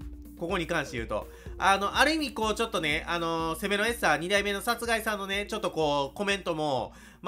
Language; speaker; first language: Japanese; native; Japanese